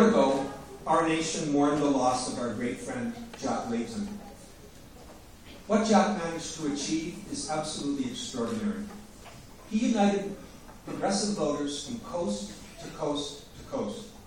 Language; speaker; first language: English; native; English